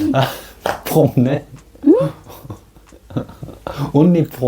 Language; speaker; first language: French; non-native, learner; Korean